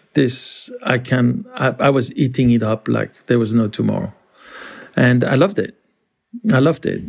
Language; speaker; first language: English; non-native, fluent; French